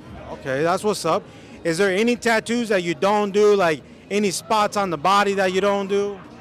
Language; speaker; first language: English; early bilingual, other home language; Spanish